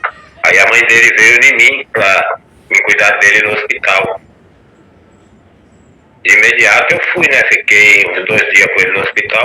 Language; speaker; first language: Portuguese; native; Portuguese